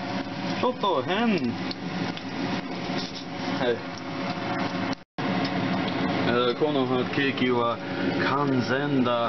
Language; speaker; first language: Japanese; non-native, learner; English